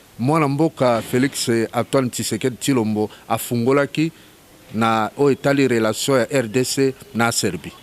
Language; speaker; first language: Lingala; native; Lingala